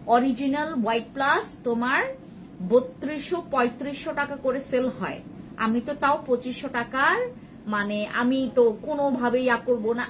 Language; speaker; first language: Bangla; native; Bangla